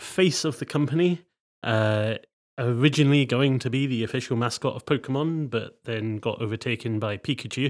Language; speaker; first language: English; native; English